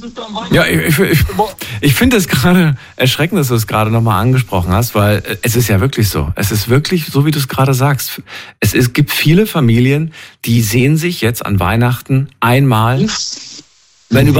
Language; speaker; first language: German; native; German